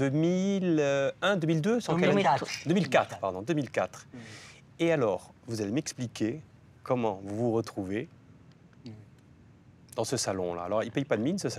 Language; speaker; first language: French; native; French